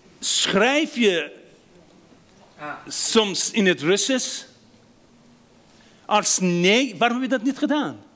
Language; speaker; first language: Dutch; non-native, fluent; Persian